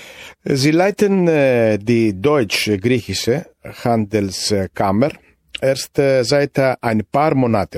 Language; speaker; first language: German; non-native, fluent; Greek